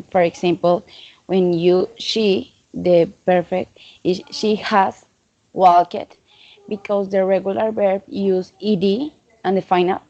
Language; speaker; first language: English; non-native, learner; Spanish